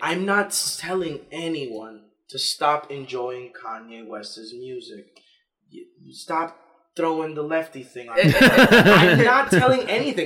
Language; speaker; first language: English; non-native, local second language; Spanish